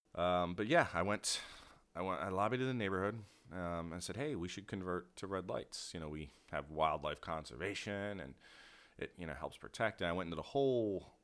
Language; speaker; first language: English; native; English